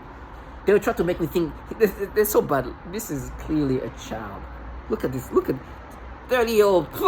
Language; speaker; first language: English; non-native, fluent; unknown